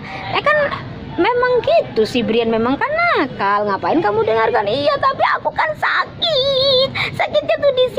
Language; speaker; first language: Indonesian; non-native, local second language; Javanese